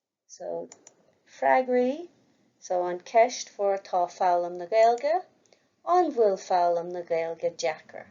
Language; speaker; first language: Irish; non-native, local second language; English